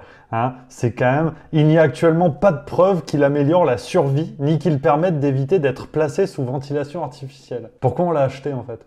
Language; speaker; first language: French; native; French